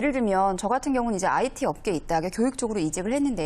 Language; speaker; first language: Korean; native; Korean